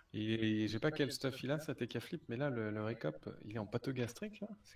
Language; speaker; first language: French; native; French